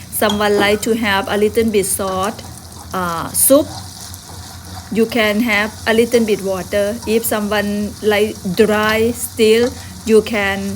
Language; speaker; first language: English; non-native, learner; Thai